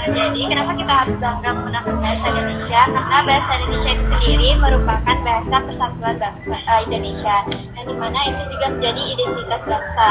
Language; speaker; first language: Indonesian; non-native, local second language; Minangkabau